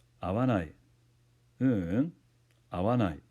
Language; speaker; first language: Japanese; non-native, fluent; English